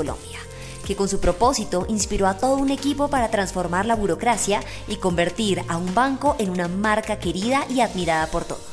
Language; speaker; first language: Spanish; native; Spanish